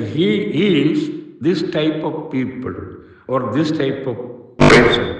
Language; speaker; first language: English; non-native, local second language; Malayalam